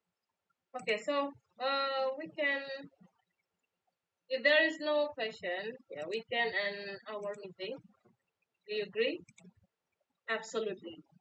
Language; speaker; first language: English; non-native, fluent; Indonesian